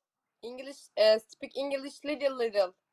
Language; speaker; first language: English; non-native, learner; Turkish